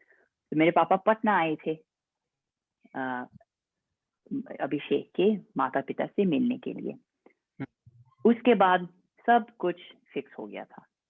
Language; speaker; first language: Hindi; non-native, fluent; English